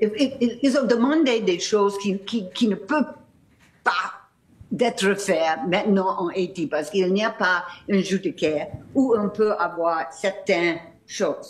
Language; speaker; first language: French; non-native, fluent; English